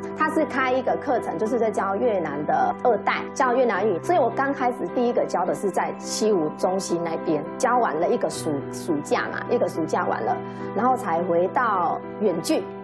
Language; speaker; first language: Chinese; non-native, fluent; Vietnamese